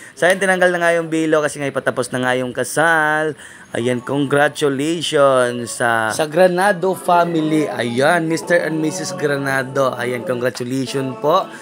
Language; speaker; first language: Filipino; non-native, local second language; Cebuano